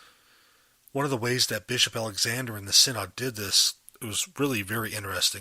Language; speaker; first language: English; native; English